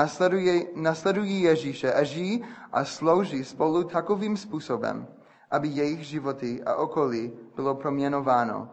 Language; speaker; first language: Czech; non-native, fluent; English